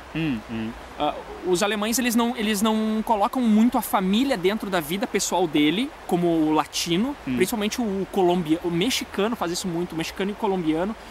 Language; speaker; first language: Portuguese; native; Portuguese